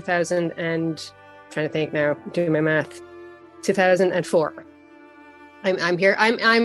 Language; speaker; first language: English; native; English